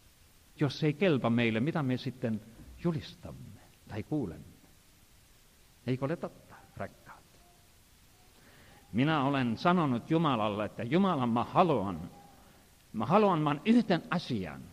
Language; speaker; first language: Finnish; non-native, fluent; Estonian